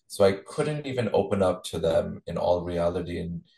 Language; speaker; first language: English; non-native, local second language; Punjabi